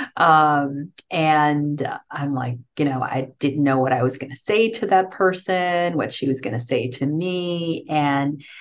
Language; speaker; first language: English; native; English